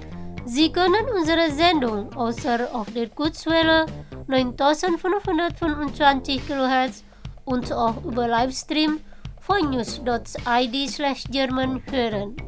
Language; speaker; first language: German; non-native, fluent; Indonesian